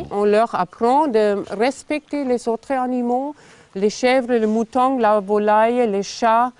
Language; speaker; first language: French; non-native, fluent; German